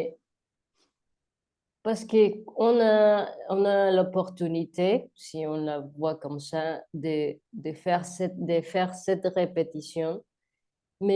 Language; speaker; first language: French; non-native, learner; Spanish